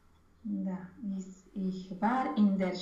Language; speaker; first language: German; non-native, learner; Romanian